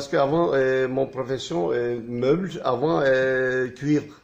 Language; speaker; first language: French; non-native, learner; Turkish